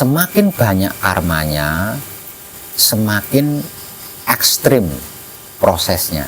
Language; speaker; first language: Indonesian; non-native, local second language; Javanese